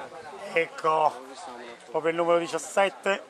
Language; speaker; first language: Italian; native; Italian